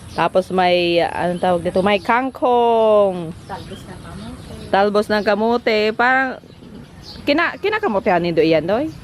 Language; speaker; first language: Filipino; non-native, local second language; Bikol